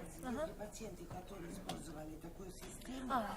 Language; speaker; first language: Russian; non-native, learner; Italian